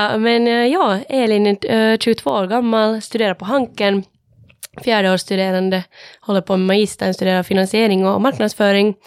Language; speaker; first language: Swedish; native; Swedish